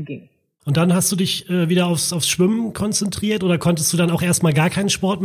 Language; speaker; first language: German; native; German